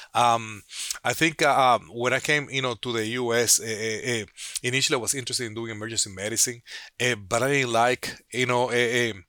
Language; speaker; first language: English; non-native, fluent; Spanish